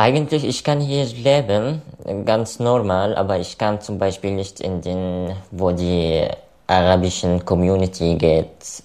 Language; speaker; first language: German; non-native, learner; Arabic